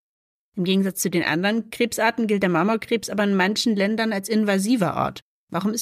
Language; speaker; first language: German; native; German